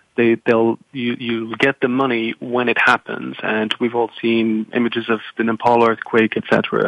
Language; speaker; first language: English; non-native, fluent; French